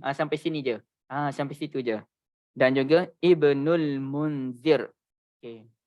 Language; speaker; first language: Malay; native; Malay